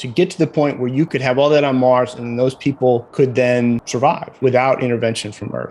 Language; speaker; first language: English; native; English